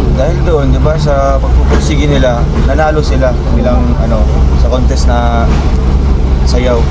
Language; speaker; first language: Filipino; non-native, local second language; Cebuano